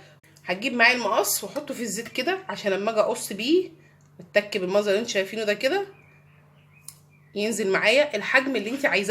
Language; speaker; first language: Arabic; native; Arabic